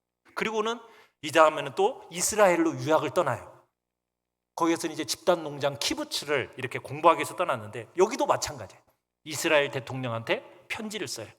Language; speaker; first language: Korean; native; Korean